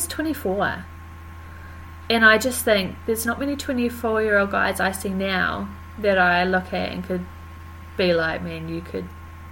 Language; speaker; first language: English; native; English